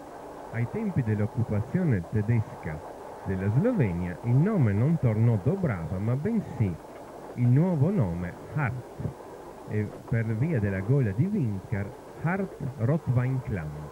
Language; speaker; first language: Italian; native; Italian